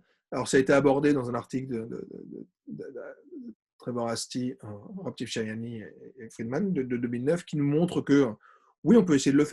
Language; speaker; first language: French; native; French